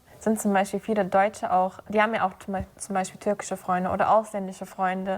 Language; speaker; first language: German; early bilingual, other home language; Turkish